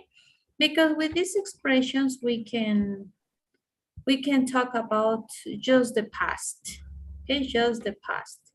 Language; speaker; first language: English; non-native, fluent; Spanish